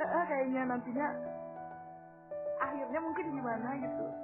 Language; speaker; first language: Indonesian; native; Indonesian